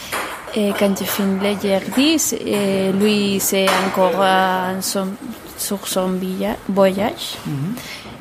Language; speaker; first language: French; non-native, learner; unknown